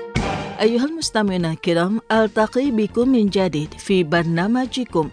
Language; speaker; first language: Arabic; non-native, fluent; Indonesian